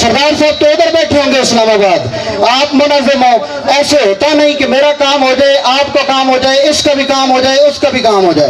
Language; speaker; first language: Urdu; non-native, local second language; Punjabi